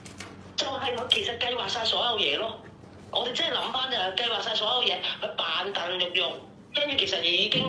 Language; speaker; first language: Cantonese; native; Cantonese